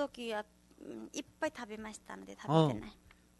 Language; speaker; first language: Japanese; non-native, learner; Nepali